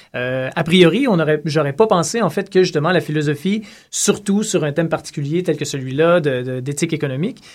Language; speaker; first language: French; native; French